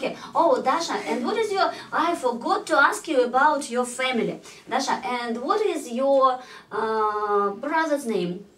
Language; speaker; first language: English; non-native, fluent; Russian